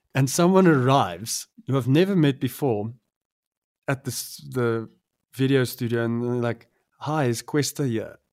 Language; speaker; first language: English; non-native, local second language; Afrikaans